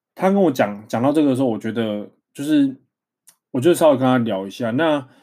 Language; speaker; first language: Chinese; native; Chinese